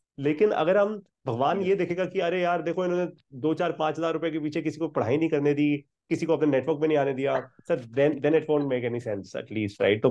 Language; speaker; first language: Hindi; native; Hindi